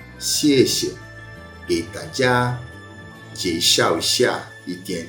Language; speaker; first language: Chinese; non-native, learner; Portuguese